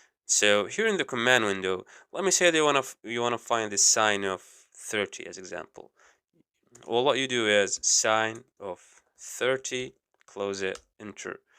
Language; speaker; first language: English; non-native, fluent; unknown